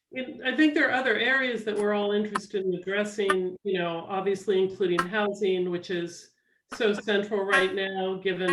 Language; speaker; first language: English; native; English